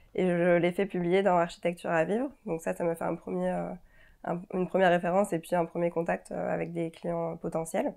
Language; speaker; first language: French; native; French